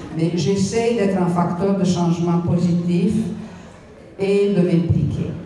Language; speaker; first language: French; non-native, fluent; Romanian